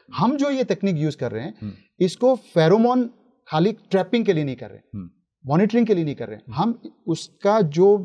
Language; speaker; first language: Hindi; native; Hindi